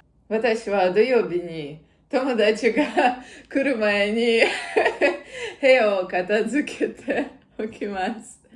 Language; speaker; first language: Japanese; non-native, learner; Russian